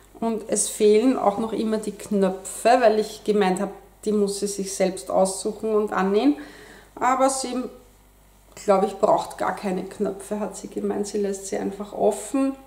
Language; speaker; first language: German; native; German